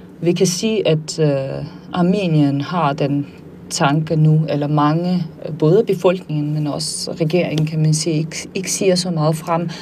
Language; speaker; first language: Danish; non-native, fluent; Armenian